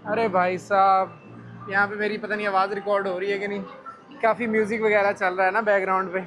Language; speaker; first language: Urdu; non-native, local second language; Punjabi